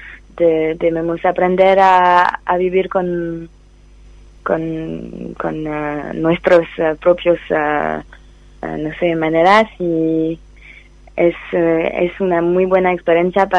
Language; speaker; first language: Spanish; non-native, fluent; French